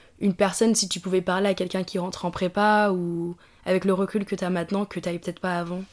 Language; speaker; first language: French; native; French